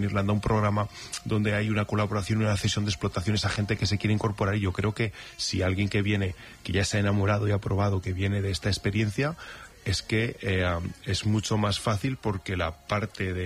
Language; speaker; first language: Spanish; native; Spanish